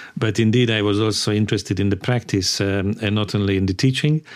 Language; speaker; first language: English; non-native, fluent; Hungarian